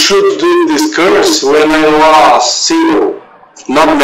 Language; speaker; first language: English; non-native, learner; Portuguese